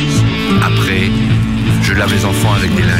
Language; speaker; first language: French; non-native, learner; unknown